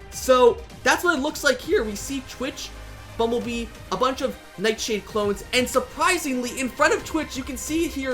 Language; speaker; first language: English; native; English